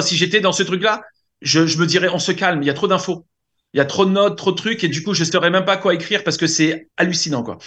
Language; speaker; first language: French; native; French